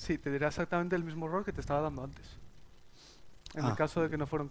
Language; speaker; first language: Spanish; native; Spanish